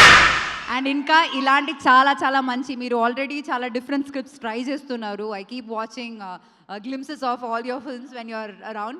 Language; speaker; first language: Telugu; non-native, local second language; Malayalam